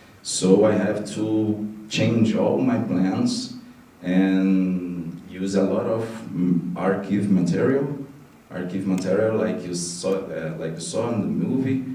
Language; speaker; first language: English; non-native, learner; Portuguese